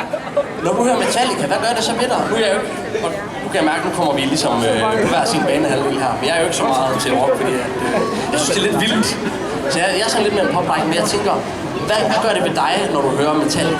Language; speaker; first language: Danish; native; Danish